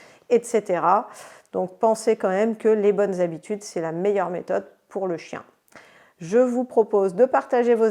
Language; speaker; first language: French; native; French